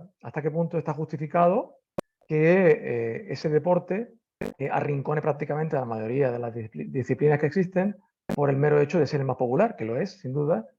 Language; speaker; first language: Spanish; native; Spanish